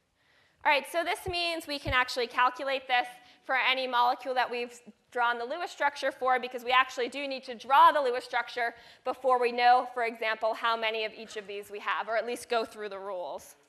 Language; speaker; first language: English; native; English